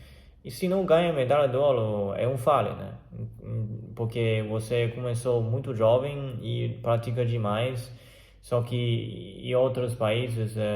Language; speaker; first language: Portuguese; non-native, learner; Chinese